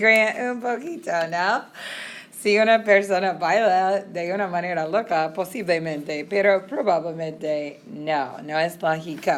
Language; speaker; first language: Spanish; non-native, fluent; English